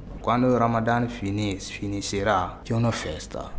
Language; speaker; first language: Italian; non-native, learner; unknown